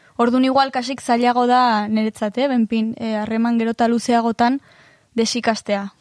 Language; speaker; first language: Basque; native; Basque